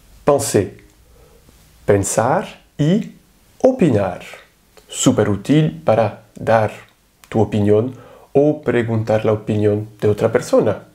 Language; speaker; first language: Spanish; non-native, fluent; French